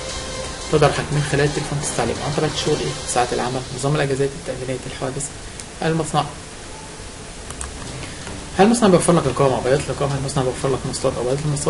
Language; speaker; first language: Arabic; native; Arabic